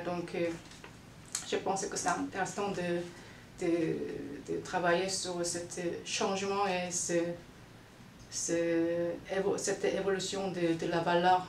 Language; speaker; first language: French; non-native, fluent; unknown